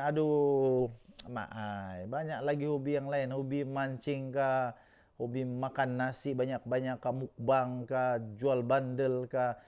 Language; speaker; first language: Malay; native; Malay